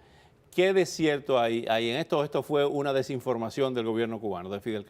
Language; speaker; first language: Spanish; native; Spanish